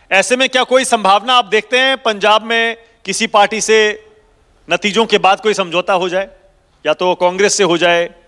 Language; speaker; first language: Hindi; native; Hindi